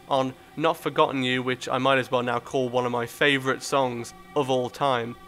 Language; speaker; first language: English; native; English